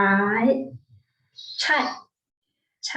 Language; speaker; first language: Chinese; non-native, learner; Indonesian